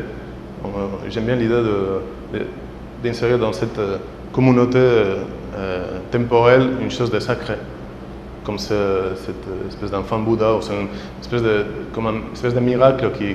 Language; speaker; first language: French; non-native, fluent; Spanish